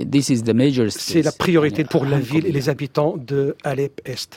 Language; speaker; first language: French; non-native, fluent; Arabic